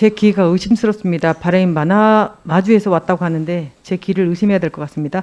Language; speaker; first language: Korean; native; Korean